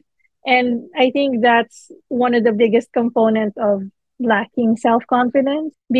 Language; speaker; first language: English; non-native, local second language; Filipino